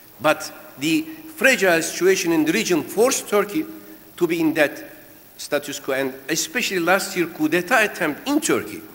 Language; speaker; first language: English; non-native, fluent; Turkish